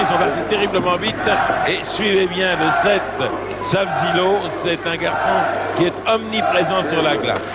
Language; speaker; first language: French; native; French